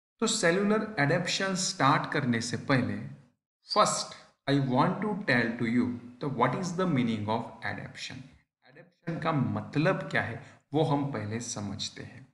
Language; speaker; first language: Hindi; non-native, local second language; Gujarati